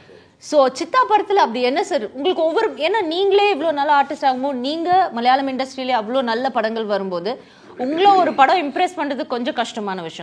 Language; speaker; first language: Tamil; native; Tamil